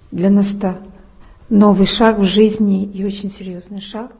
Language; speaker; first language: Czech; non-native, learner; Ukrainian